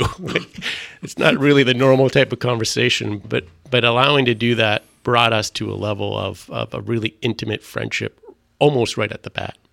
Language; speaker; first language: English; non-native, fluent; French